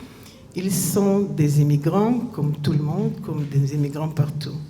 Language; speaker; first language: French; non-native, fluent; Hebrew